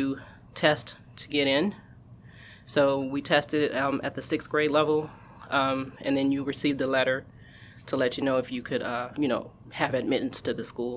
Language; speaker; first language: English; native; English